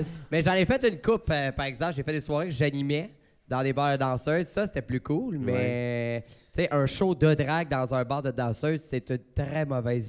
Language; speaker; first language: French; native; French